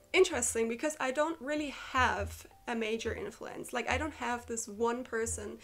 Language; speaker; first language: English; non-native, fluent; German